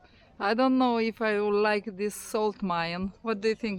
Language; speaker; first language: English; non-native, learner; Romanian